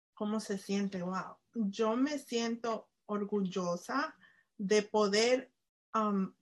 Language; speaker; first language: Spanish; early bilingual, heritage; Spanish